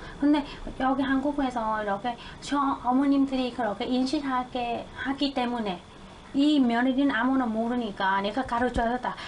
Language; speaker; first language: Korean; non-native, fluent; Vietnamese